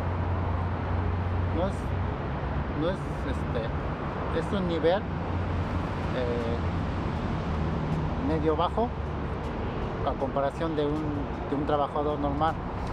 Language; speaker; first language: Spanish; native; Spanish